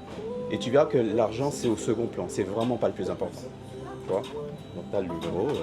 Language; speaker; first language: French; native; French